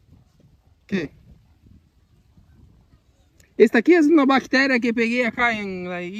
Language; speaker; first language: Spanish; non-native, learner; Portuguese